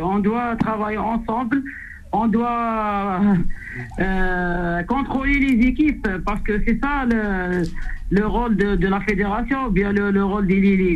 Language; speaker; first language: French; non-native, local second language; Arabic